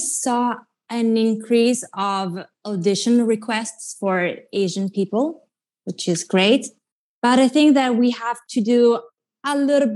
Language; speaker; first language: English; non-native, fluent; Italian